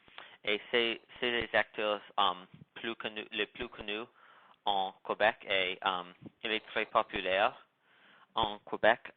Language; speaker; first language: French; non-native, learner; English